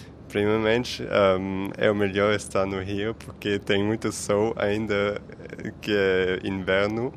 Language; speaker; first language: Portuguese; non-native, fluent; German